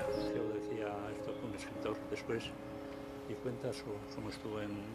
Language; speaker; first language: Spanish; native; Spanish